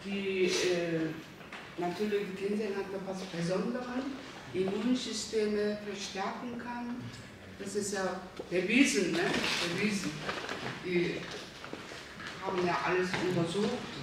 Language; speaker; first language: German; non-native, learner; Korean